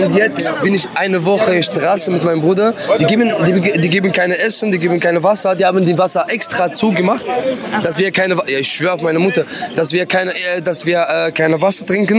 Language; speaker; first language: German; non-native, learner; Arabic